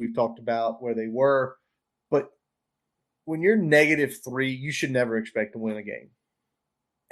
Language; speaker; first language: English; native; English